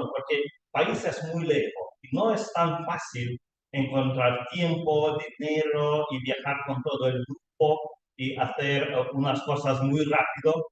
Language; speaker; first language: Spanish; non-native, learner; Lithuanian